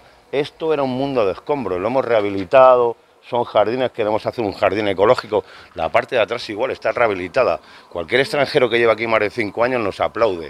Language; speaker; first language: Spanish; native; Spanish